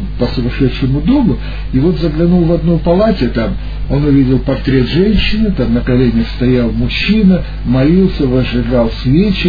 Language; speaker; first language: Russian; native; Russian